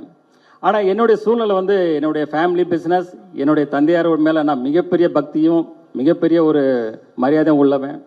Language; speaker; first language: Tamil; native; Tamil